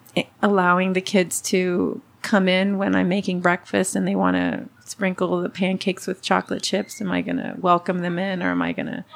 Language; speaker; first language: English; early bilingual, other home language; Spanish